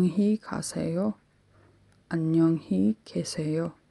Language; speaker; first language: Korean; non-native, fluent; Mongolian